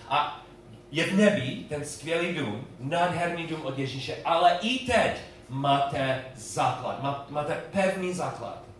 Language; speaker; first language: Czech; non-native, learner; English